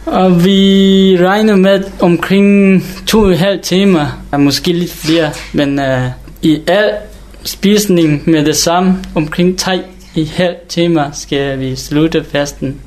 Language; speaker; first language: Danish; non-native, learner; Hakha Chin